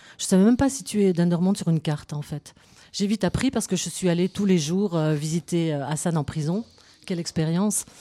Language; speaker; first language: French; native; French